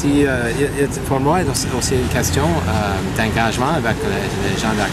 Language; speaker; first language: French; non-native, learner; English